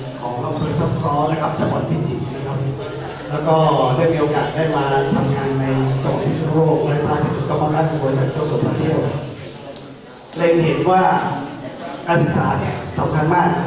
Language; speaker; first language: Thai; native; Thai